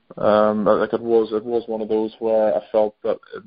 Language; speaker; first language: English; native; English